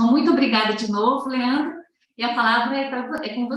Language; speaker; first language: Portuguese; native; Portuguese